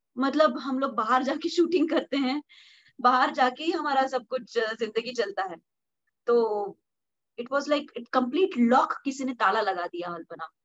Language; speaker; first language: Hindi; non-native, local second language; Marathi